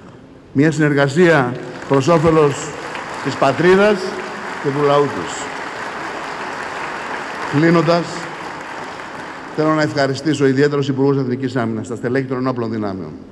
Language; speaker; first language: Greek; native; Greek